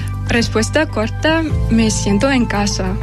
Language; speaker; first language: Spanish; non-native, fluent; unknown